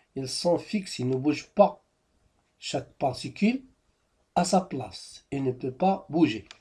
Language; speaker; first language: French; non-native, local second language; Arabic